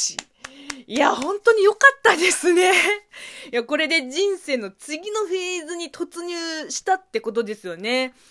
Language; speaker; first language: Japanese; non-native, fluent; Chinese